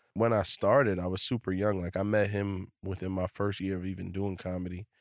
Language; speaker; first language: English; native; English